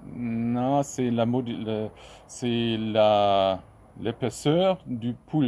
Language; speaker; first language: French; non-native, fluent; German